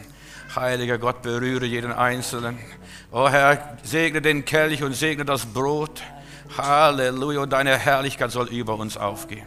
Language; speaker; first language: German; native; German